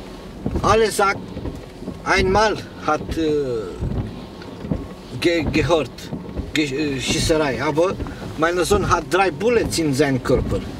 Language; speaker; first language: German; non-native, learner; Romanian